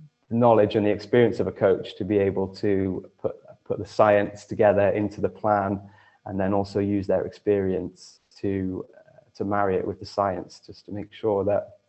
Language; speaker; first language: English; native; English